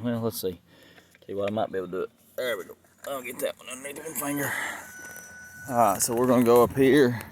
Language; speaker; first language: English; native; English